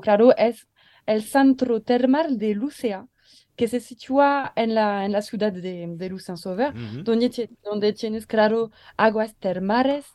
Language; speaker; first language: Spanish; non-native, learner; French